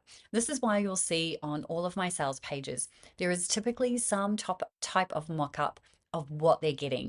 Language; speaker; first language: English; native; English